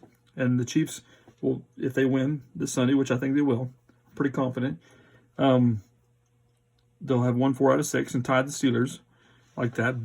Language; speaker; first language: English; native; English